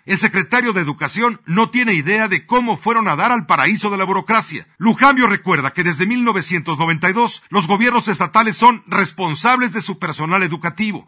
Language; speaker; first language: Spanish; native; Spanish